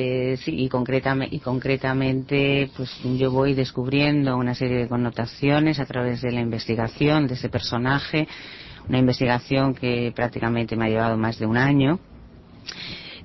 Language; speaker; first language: Spanish; early bilingual, heritage; Spanish